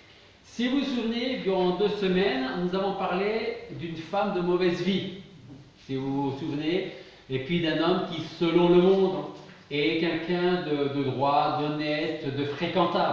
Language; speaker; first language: French; native; French